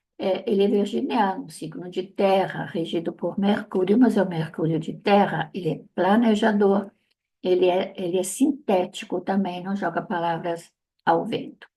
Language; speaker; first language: Portuguese; non-native, fluent; Italian